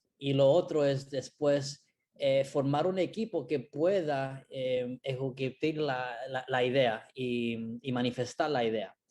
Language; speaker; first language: Spanish; early bilingual, heritage; Spanish